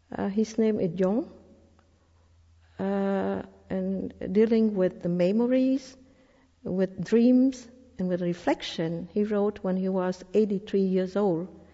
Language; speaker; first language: English; non-native, fluent; Thai